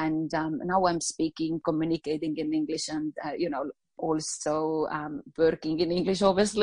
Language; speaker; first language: English; non-native, fluent; Estonian